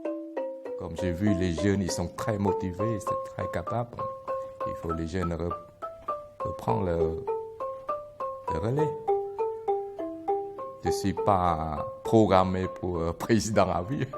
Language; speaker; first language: French; non-native, learner; Khmer